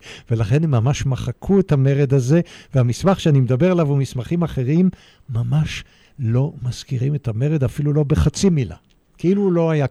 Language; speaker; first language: Hebrew; native; Hebrew